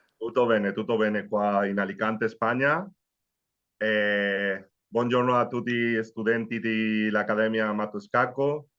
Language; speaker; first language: Italian; non-native, learner; Spanish